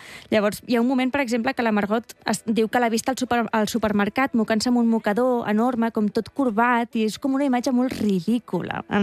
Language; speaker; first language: Catalan; native; Catalan